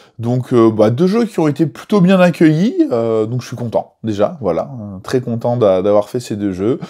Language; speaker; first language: French; native; French